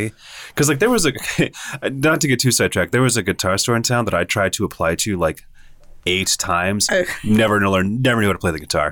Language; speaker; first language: English; native; English